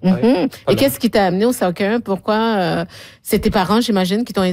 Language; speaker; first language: French; native; French